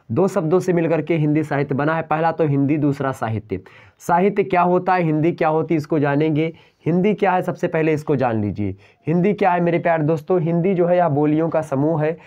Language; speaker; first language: Hindi; native; Hindi